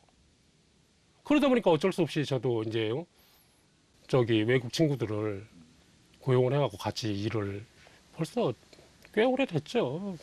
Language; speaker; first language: Korean; native; Korean